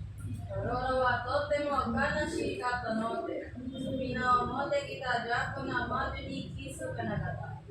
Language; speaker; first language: Japanese; non-native, learner; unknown